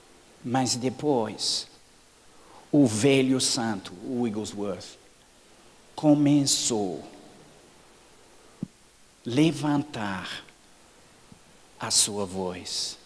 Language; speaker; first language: Portuguese; non-native, fluent; English